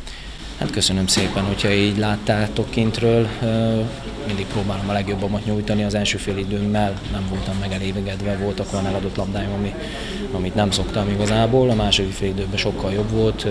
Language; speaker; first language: Hungarian; native; Hungarian